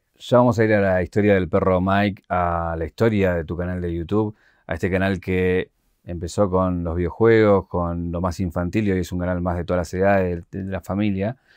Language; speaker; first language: Spanish; native; Spanish